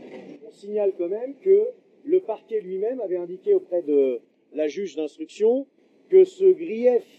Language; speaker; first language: French; native; French